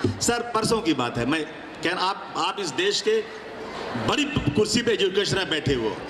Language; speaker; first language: Urdu; native; Urdu